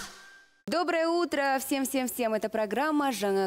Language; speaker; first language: Russian; native; Russian